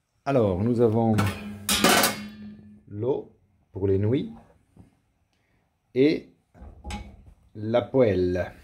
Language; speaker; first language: French; non-native, learner; German